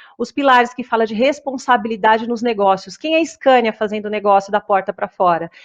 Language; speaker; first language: Portuguese; native; Portuguese